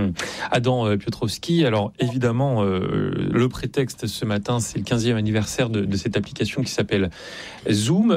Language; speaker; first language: French; native; French